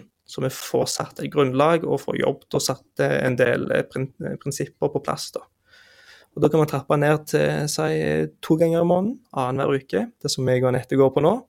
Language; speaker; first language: Norwegian; native; Norwegian